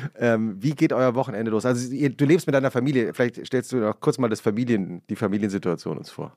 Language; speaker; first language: German; native; German